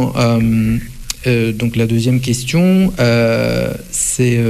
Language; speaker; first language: French; non-native, fluent; Russian